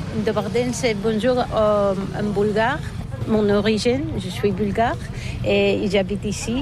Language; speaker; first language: French; non-native, learner; Bulgarian